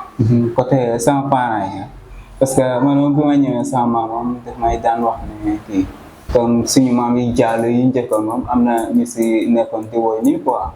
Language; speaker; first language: Wolof; non-native, local second language; Serer